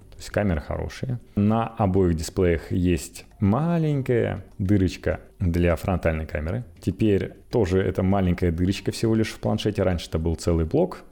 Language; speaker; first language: Russian; native; Russian